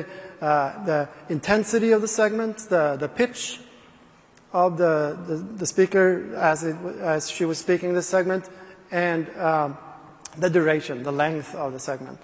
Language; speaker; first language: English; non-native, fluent; Swedish